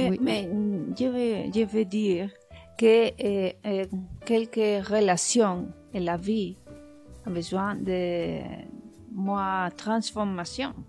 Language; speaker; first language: French; non-native, learner; Spanish